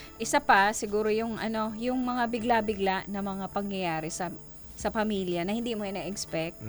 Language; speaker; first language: Filipino; non-native, local second language; Bikol